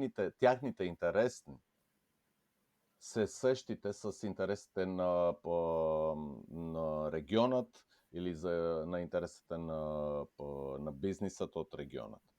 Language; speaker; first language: Bulgarian; non-native, fluent; Romanian